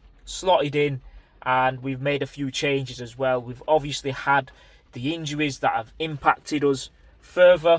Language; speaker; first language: English; native; English